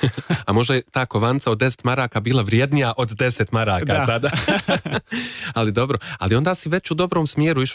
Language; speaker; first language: Croatian; native; Croatian